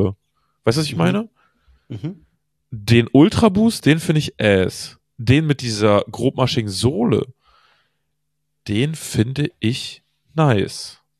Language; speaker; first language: German; native; German